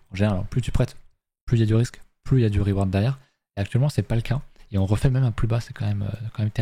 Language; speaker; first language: French; native; French